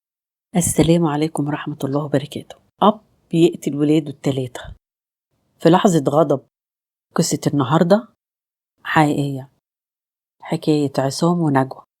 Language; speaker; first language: Arabic; native; Arabic